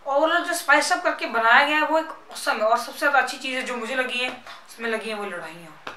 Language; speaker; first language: Hindi; non-native, local second language; Punjabi